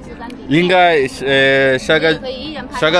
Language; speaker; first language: Chinese; non-native, learner; Rundi